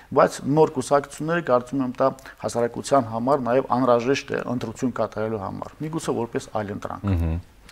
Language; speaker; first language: Armenian; native; Armenian